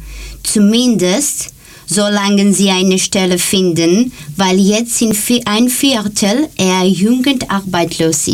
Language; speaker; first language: German; non-native, learner; Greek